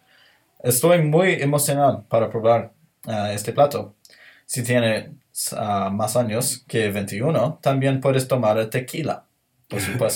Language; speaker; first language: Spanish; non-native, learner; English